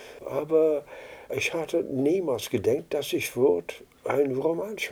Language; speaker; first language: German; non-native, learner; English